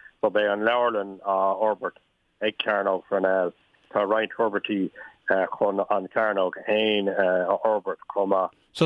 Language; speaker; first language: Irish; non-native, local second language; English